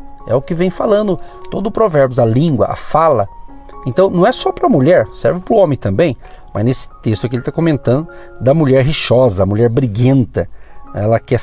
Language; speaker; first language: Portuguese; native; Portuguese